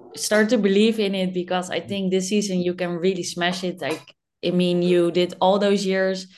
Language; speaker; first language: English; non-native, fluent; Dutch